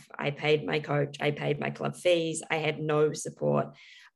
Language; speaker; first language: English; native; English